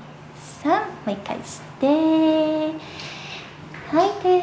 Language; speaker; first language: Japanese; native; Japanese